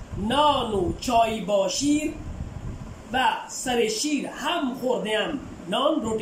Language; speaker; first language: Persian; non-native, fluent; Urdu